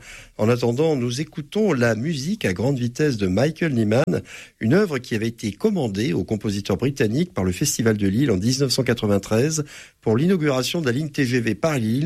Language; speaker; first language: French; native; French